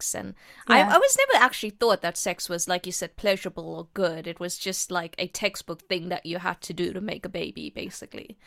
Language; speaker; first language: English; native; English